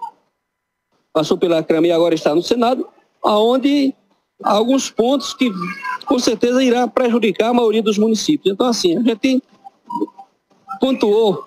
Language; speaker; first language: Portuguese; native; Portuguese